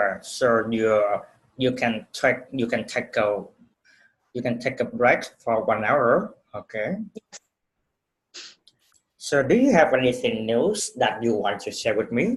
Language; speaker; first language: English; non-native, fluent; Vietnamese